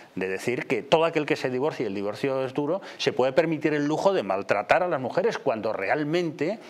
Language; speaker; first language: Spanish; native; Spanish